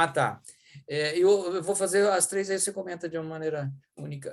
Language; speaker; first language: Portuguese; native; Portuguese